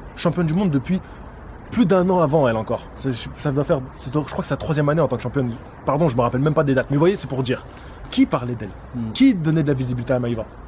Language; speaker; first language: French; native; French